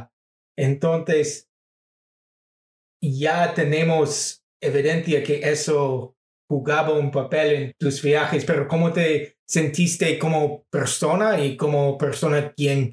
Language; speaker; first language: Spanish; non-native, fluent; English